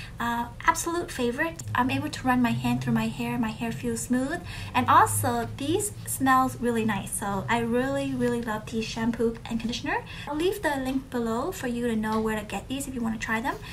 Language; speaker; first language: English; early bilingual, other home language; Vietnamese